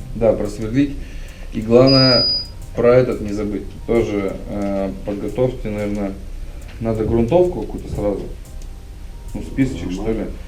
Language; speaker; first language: Russian; native; Russian